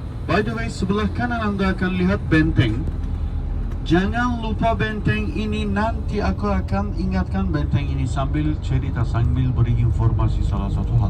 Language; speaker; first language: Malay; non-native, fluent; Turkish